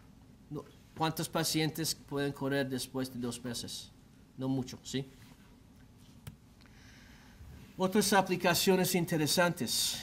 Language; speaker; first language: Spanish; non-native, learner; English